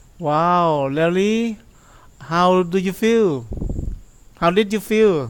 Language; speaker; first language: English; non-native, learner; Thai